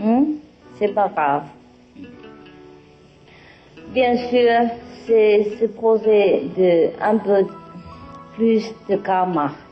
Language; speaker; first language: French; non-native, learner; Vietnamese